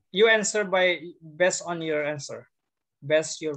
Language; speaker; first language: English; non-native, fluent; Indonesian